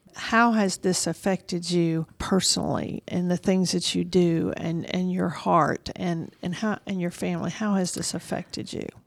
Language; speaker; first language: English; native; English